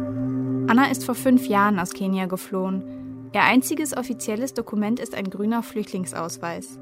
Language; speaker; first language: German; native; German